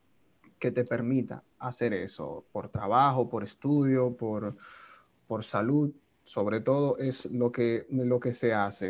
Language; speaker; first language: Spanish; native; Spanish